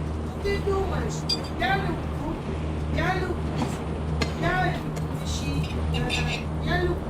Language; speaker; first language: Russian; non-native, learner; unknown